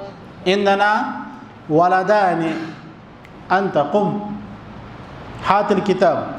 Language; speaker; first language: Arabic; non-native, fluent; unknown